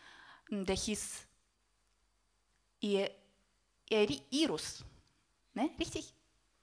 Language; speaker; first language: German; non-native, fluent; Russian